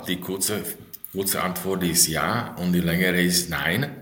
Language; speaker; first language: German; non-native, fluent; Slovak